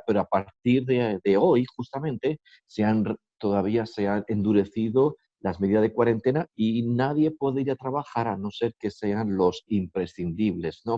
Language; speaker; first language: Spanish; native; Spanish